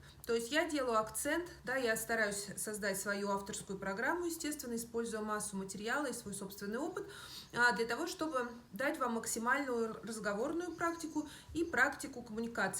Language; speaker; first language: Russian; native; Russian